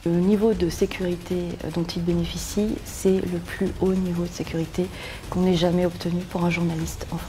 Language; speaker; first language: French; native; French